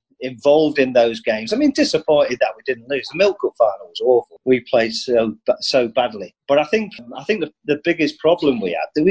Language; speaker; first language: English; native; English